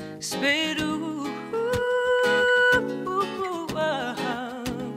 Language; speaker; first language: English; native; English